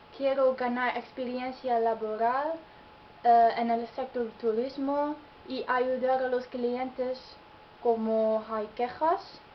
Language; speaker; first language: Spanish; non-native, learner; Dutch